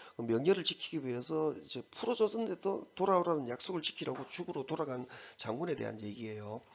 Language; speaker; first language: Korean; native; Korean